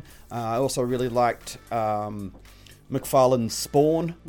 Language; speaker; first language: English; native; English